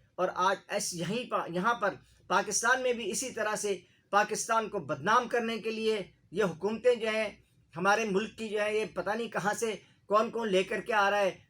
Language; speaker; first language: Urdu; native; Urdu